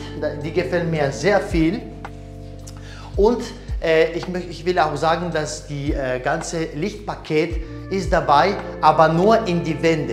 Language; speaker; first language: German; non-native, learner; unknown